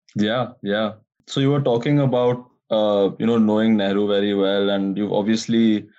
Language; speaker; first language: English; non-native, local second language; Hindi